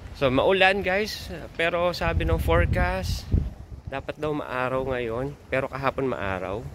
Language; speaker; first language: Filipino; native; Filipino